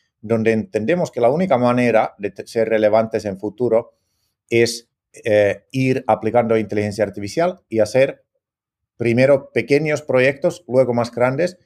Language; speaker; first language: Spanish; non-native, fluent; Finnish